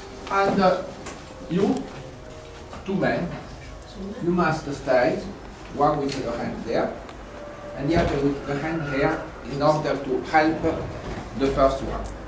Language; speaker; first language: English; non-native, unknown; Italian